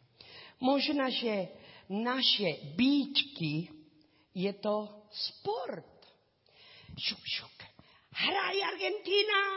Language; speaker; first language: Czech; non-native, learner; Spanish